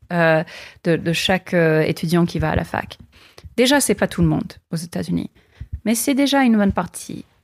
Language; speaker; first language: French; non-native, fluent; English